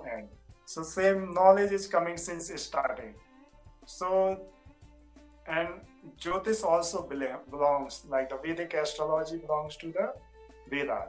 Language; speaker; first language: English; non-native, local second language; Hindi